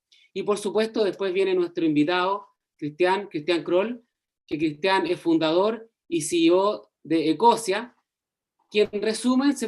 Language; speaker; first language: Spanish; native; Spanish